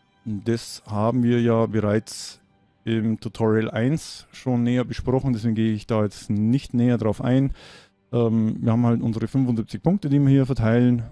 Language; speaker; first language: German; native; German